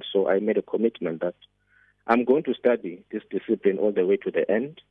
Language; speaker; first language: English; non-native, local second language; Xhosa